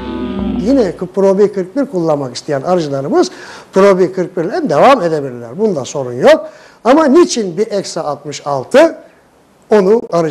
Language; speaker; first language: Turkish; native; Turkish